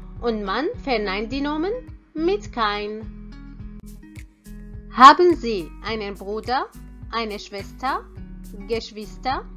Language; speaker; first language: German; non-native, fluent; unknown